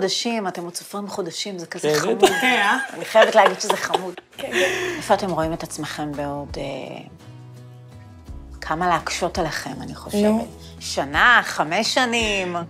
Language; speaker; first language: Hebrew; native; Hebrew